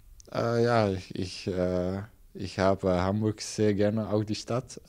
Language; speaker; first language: German; non-native, learner; Dutch